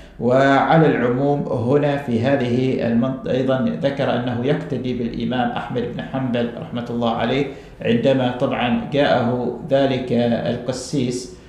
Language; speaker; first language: Arabic; native; Arabic